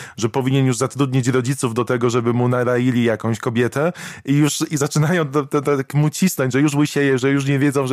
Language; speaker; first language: Polish; native; Polish